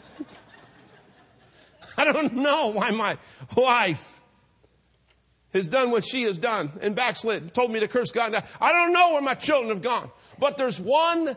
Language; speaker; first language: English; native; English